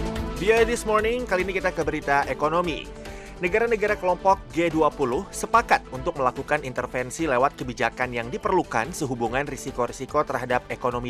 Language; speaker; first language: Indonesian; native; Indonesian